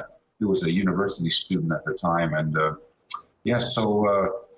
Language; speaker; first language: English; native; English